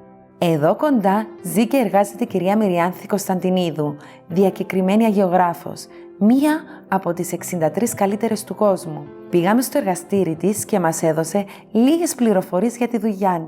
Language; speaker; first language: Greek; native; Greek